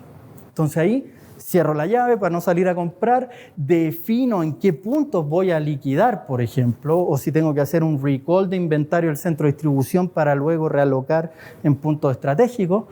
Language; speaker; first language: Spanish; native; Spanish